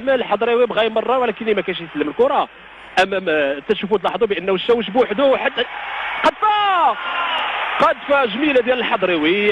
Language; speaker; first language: Arabic; native; Arabic